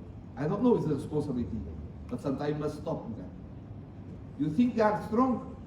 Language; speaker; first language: English; non-native, learner; Portuguese